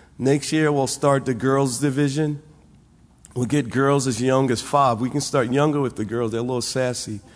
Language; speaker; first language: English; native; English